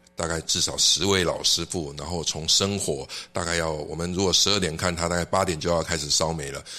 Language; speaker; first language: Chinese; native; Chinese